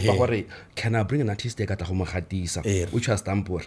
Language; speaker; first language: English; non-native, local second language; Tswana